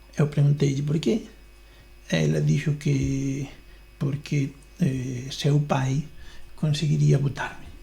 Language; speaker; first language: Galician; native; Galician